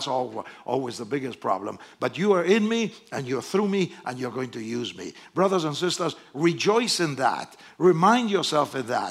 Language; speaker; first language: English; non-native, fluent; Spanish